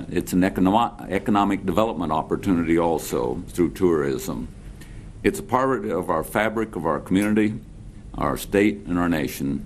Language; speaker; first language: English; native; English